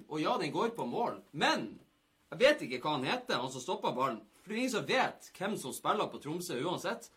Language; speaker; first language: Norwegian; native; Norwegian